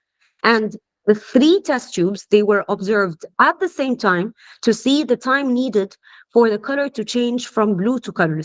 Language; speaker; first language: English; non-native, fluent; Arabic